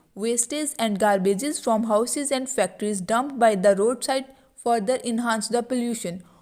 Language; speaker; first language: English; non-native, local second language; Punjabi